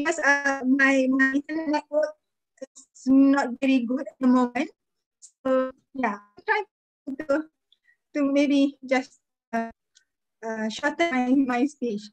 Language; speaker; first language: English; non-native, fluent; Malay